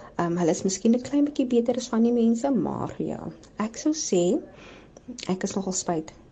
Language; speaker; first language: Afrikaans; native; Afrikaans